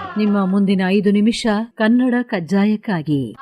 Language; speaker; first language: Kannada; native; Kannada